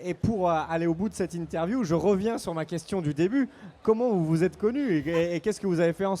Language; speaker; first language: French; native; French